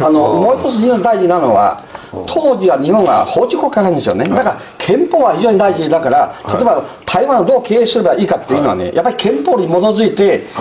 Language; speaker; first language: Japanese; non-native, fluent; Min Nan Chinese